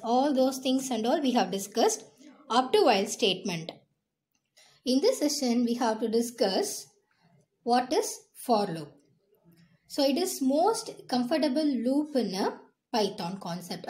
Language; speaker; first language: English; non-native, local second language; Tamil